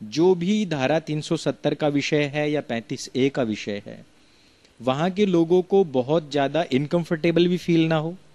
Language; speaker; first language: Hindi; native; Hindi